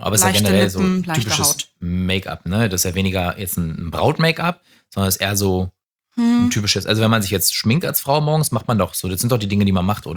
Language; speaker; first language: German; native; German